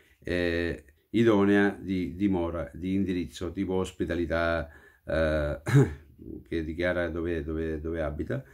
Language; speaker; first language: Italian; non-native, fluent; Urdu